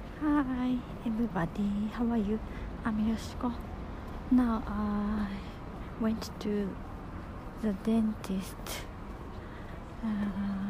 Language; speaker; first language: English; non-native, learner; Japanese